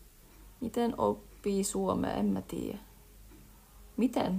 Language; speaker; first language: Finnish; early bilingual, heritage; Finnish